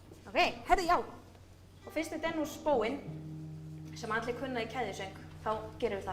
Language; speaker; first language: Icelandic; native; Icelandic